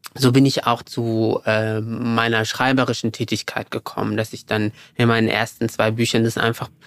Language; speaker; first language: German; early bilingual, other home language; Arabic